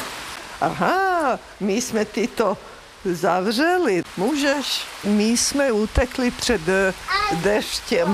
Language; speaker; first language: Czech; non-native, fluent; Serbian